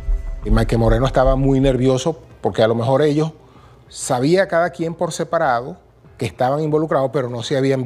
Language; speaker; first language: Spanish; native; Spanish